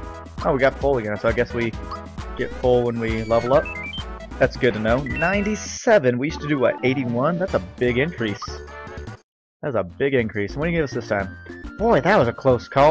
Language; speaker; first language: English; native; English